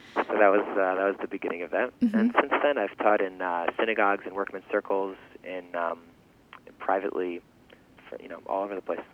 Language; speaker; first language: English; early bilingual, other home language; Yiddish